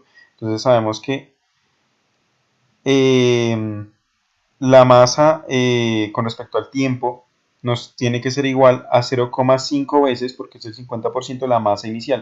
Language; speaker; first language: Spanish; native; Spanish